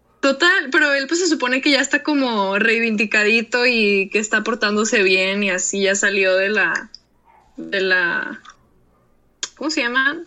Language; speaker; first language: Spanish; native; Spanish